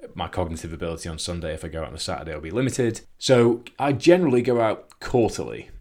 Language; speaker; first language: English; native; English